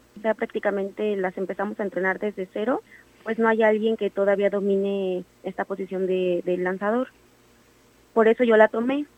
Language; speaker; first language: Spanish; native; Spanish